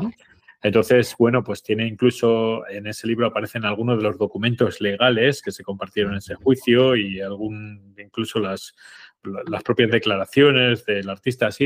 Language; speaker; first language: Spanish; native; Spanish